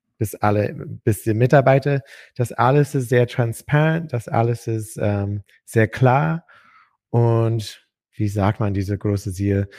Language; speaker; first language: German; non-native, learner; English